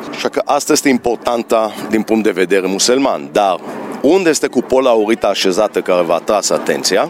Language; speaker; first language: Romanian; early bilingual, heritage; Romanian